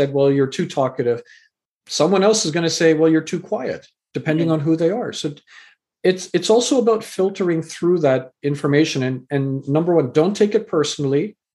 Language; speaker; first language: English; native; English